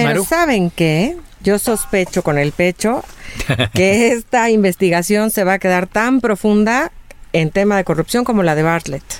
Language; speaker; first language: Spanish; native; Spanish